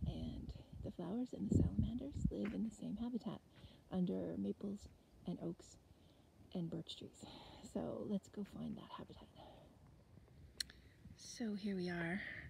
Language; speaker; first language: English; native; English